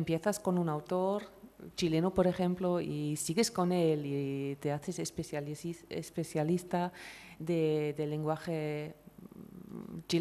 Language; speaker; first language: Spanish; non-native, fluent; German